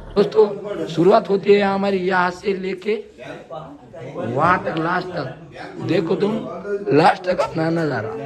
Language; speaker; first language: Hindi; non-native, local second language; Marathi